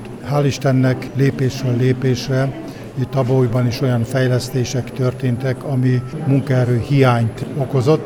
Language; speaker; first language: Hungarian; native; Hungarian